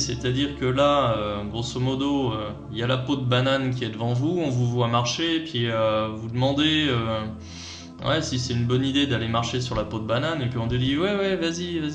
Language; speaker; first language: French; native; French